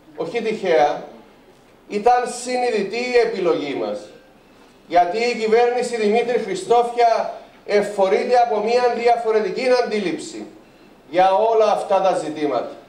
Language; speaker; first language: Greek; native; Greek